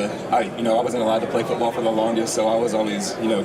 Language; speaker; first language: English; native; English